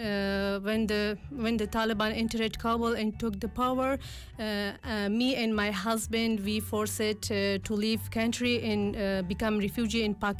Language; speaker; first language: English; non-native, learner; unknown